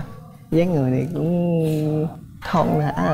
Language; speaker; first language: Vietnamese; native; Vietnamese